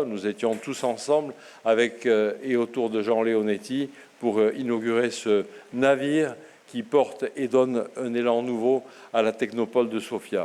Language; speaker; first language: French; native; French